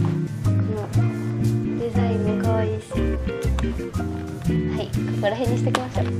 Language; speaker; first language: Japanese; native; Japanese